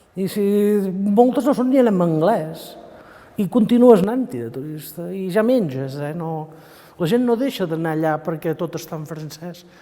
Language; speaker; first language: Catalan; native; Catalan